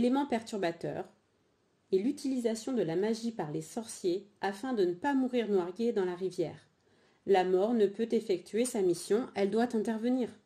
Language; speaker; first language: French; native; French